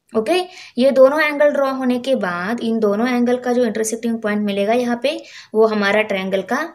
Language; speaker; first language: Hindi; non-native, local second language; Marathi